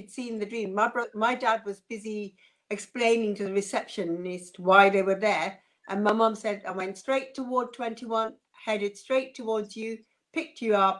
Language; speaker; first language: English; non-native, local second language; Punjabi